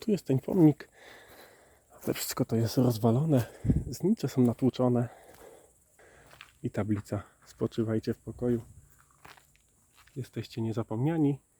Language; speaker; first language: Polish; native; Polish